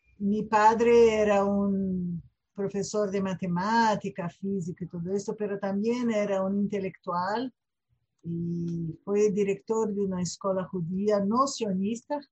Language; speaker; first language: Spanish; non-native, fluent; Portuguese